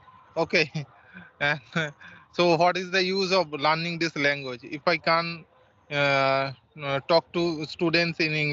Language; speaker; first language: English; non-native, local second language; Santali